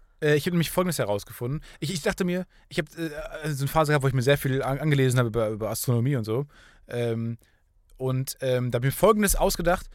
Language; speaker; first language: German; native; German